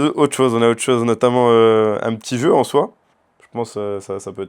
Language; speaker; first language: French; native; French